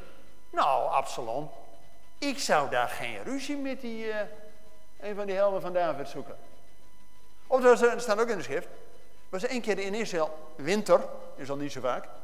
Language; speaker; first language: Dutch; native; Dutch